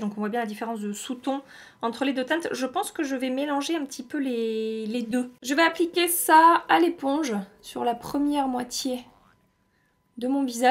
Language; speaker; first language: French; native; French